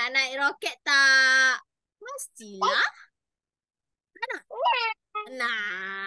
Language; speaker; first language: Malay; native; Malay